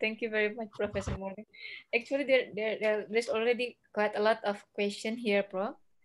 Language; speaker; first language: English; non-native, fluent; Indonesian